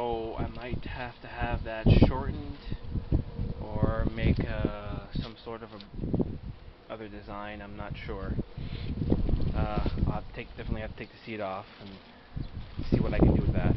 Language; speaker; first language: English; native; English